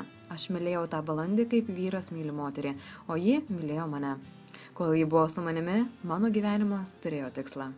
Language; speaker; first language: Lithuanian; native; Lithuanian